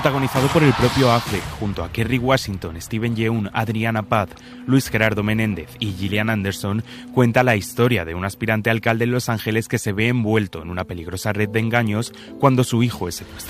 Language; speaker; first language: Spanish; native; Spanish